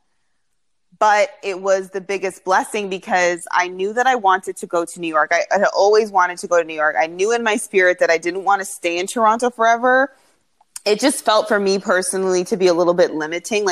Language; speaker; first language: English; native; English